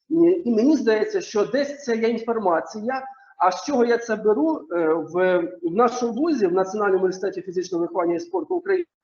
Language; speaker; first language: Ukrainian; native; Ukrainian